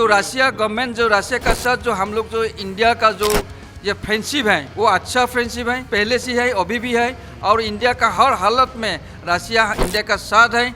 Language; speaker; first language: Hindi; non-native, local second language; Assamese